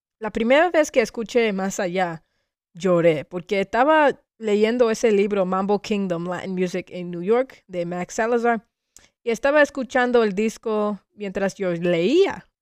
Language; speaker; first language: Spanish; early bilingual, heritage; Spanish